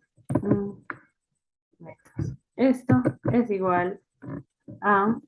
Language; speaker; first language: Spanish; native; Spanish